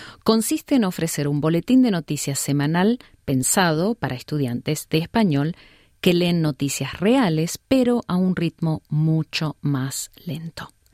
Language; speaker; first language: Spanish; native; Spanish